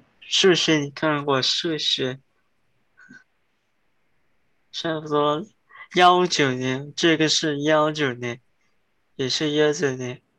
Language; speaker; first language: Chinese; early bilingual, heritage; Chinese